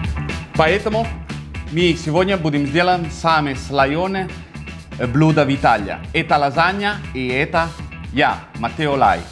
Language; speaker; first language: Russian; non-native, fluent; Italian